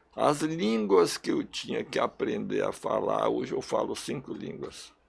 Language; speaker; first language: Portuguese; early bilingual, other home language; Russian